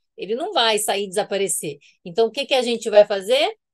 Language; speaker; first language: Portuguese; native; Portuguese